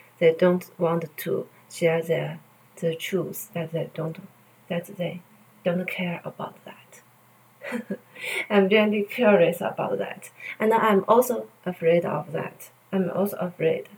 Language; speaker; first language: English; non-native, learner; Chinese